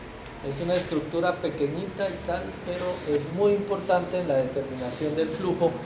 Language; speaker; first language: Spanish; native; Spanish